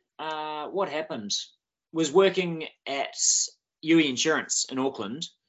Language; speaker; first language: English; native; English